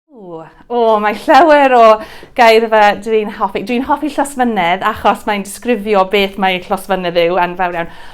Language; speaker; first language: Welsh; non-native, learner; English